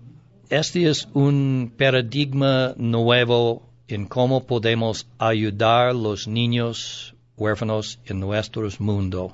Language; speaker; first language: Spanish; non-native, learner; English